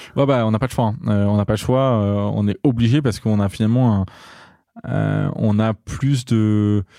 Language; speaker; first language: French; native; French